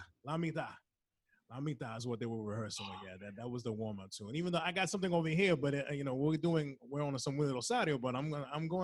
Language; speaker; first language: English; early bilingual, other home language; Spanish